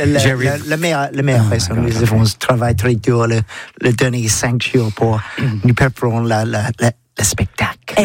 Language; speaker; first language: French; non-native, learner; English